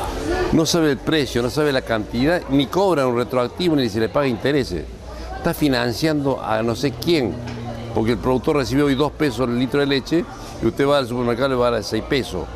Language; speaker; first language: Spanish; native; Spanish